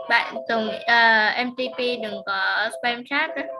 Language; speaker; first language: Vietnamese; native; Vietnamese